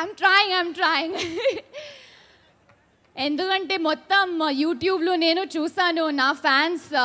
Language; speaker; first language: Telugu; non-native, learner; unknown